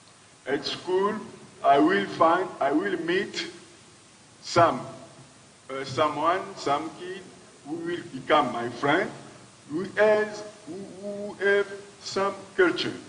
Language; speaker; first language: English; non-native, learner; French